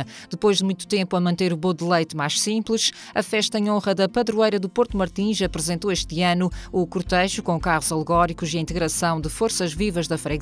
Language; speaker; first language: Portuguese; native; Portuguese